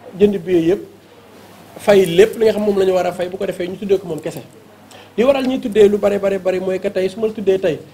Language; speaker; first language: Wolof; non-native, local second language; Fula